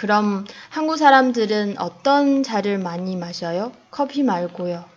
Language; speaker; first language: Korean; non-native, fluent; Chinese